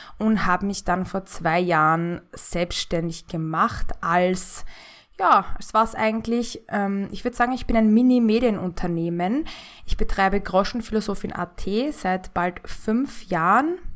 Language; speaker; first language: German; native; German